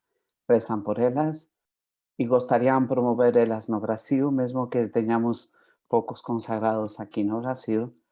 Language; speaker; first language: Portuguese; non-native, fluent; Spanish